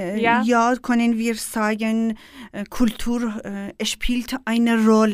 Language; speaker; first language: German; non-native, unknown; Persian